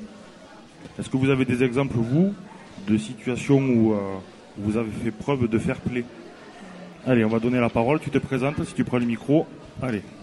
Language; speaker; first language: French; native; French